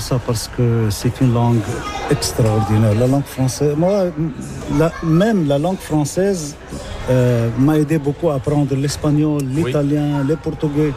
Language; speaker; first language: French; non-native, local second language; Arabic